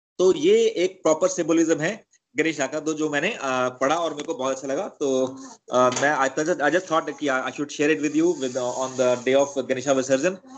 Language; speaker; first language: Hindi; native; Hindi